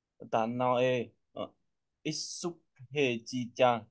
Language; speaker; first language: Korean; non-native, learner; Vietnamese